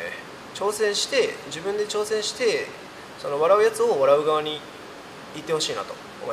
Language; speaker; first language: Japanese; native; Japanese